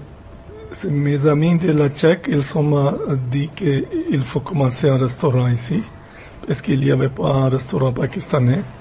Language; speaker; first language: French; non-native, fluent; Punjabi